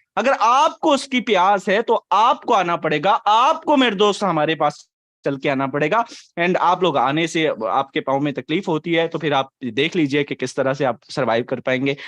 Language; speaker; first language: Urdu; non-native, local second language; Punjabi